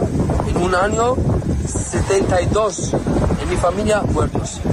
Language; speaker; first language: Spanish; non-native, learner; Arabic